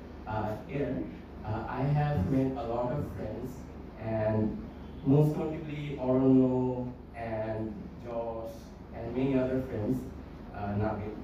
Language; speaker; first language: English; non-native, local second language; Bangla